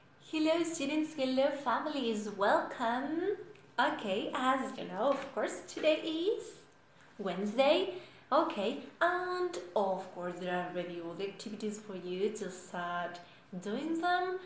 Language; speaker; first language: English; non-native, fluent; Spanish